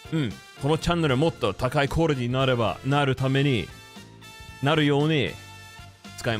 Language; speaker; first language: Japanese; non-native, learner; English